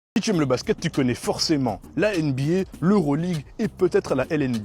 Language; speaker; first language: French; native; French